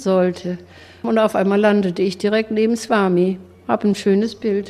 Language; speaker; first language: German; native; German